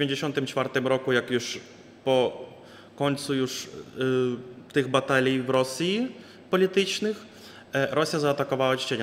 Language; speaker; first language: Polish; non-native, fluent; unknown